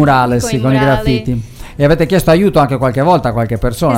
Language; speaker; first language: Italian; native; Italian